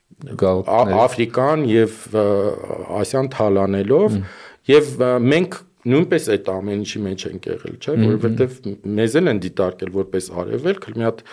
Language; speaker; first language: Armenian; native; Armenian